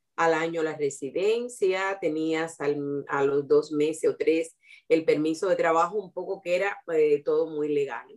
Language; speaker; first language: Spanish; native; Spanish